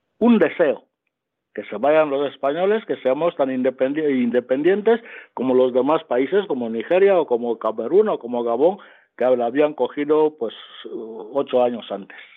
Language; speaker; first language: Spanish; non-native, local second language; Fang